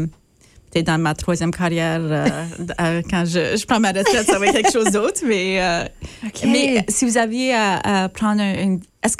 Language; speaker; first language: French; native; French